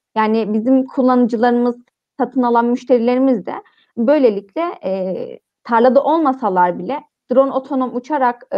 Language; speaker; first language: Turkish; native; Turkish